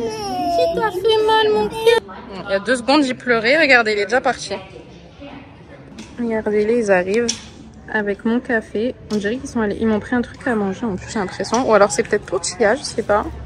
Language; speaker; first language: French; native; French